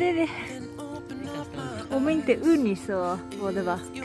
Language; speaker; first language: Swedish; non-native, learner; Japanese